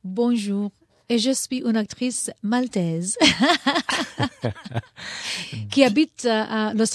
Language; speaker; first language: French; non-native, learner; Maltese